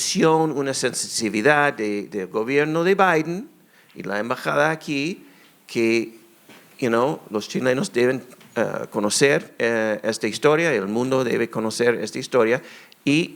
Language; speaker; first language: Spanish; non-native, fluent; English